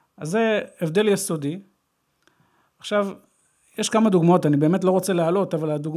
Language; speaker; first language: Hebrew; native; Hebrew